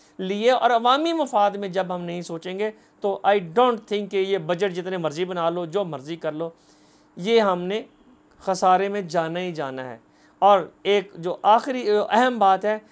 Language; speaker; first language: Urdu; non-native, local second language; Punjabi